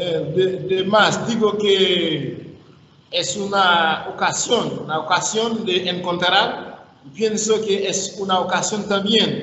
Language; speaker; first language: Spanish; non-native, learner; Haitian Creole